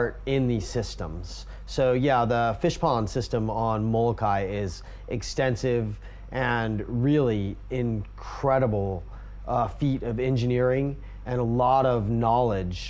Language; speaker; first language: English; native; English